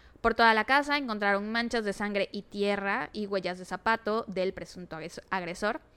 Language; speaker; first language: Spanish; native; Spanish